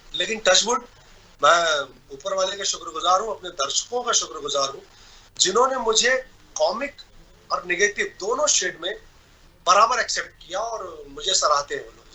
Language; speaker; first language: Hindi; non-native, local second language; Bhojpuri